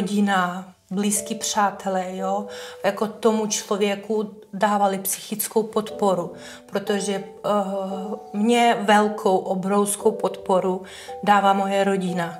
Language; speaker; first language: Czech; non-native, fluent; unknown